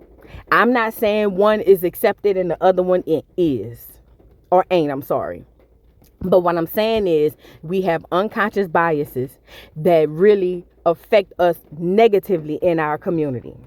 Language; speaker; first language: English; native; English